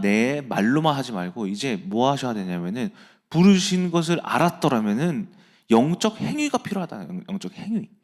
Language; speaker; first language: Korean; native; Korean